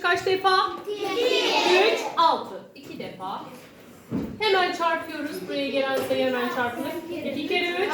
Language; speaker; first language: Turkish; native; Turkish